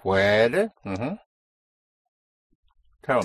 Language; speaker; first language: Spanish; non-native, fluent; English